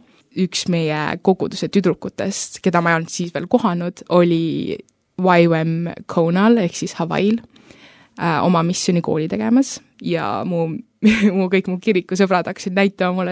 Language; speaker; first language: Estonian; early bilingual, heritage; Estonian